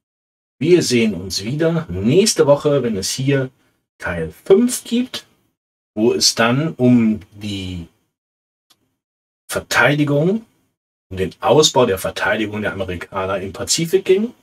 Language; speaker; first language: German; native; German